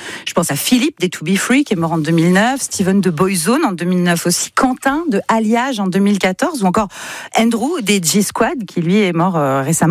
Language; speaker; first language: French; native; French